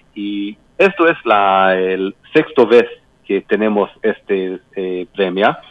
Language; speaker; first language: Spanish; non-native, learner; Hebrew